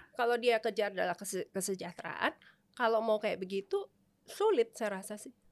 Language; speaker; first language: Indonesian; native; Indonesian